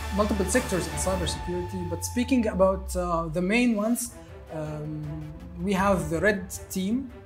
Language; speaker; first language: English; early bilingual, other home language; Arabic